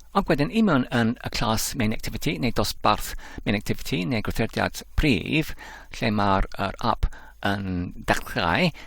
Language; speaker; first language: Welsh; non-native, learner; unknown